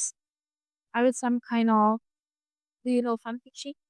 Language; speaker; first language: English; non-native, fluent; Indonesian